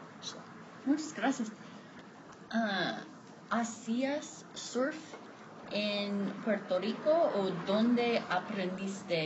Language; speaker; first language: Spanish; non-native, fluent; English